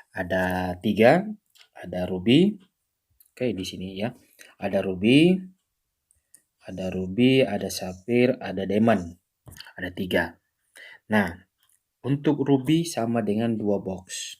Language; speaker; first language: Indonesian; native; Indonesian